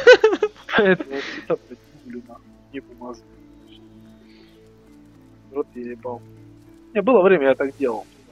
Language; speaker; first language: Russian; native; Russian